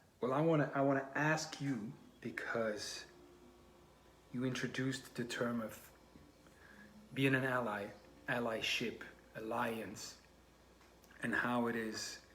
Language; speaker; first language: English; non-native, fluent; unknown